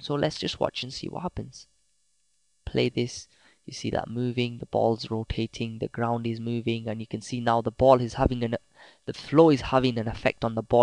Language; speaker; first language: English; native; English